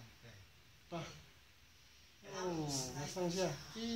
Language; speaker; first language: Chinese; native; Chinese